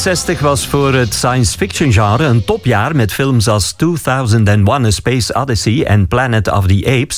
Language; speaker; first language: Dutch; native; Dutch